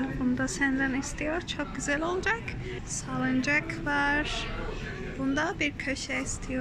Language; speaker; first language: Turkish; non-native, learner; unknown